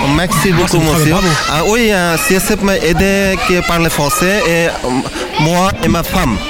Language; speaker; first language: French; non-native, learner; Bangla